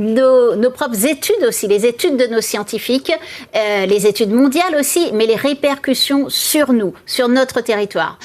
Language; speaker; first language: French; native; French